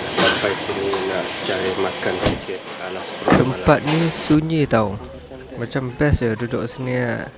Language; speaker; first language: Malay; non-native, fluent; Western Cham